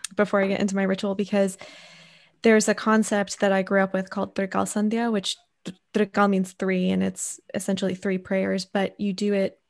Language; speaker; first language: English; native; English